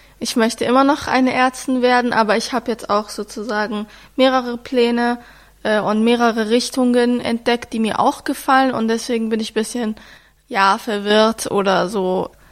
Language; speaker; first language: German; early bilingual, other home language; Arabic